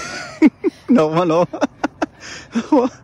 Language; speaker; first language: German; non-native, learner; Arabic